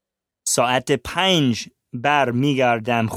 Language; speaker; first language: Persian; non-native, learner; English